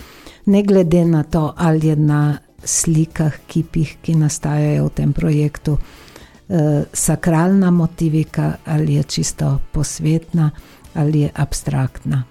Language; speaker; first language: Slovenian; native; Slovenian